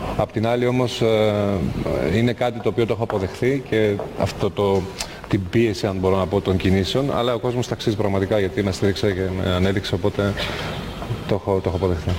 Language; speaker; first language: Greek; native; Greek